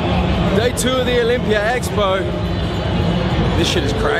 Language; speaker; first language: English; native; English